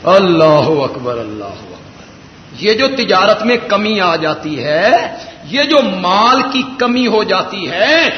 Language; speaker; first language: Urdu; non-native, local second language; Punjabi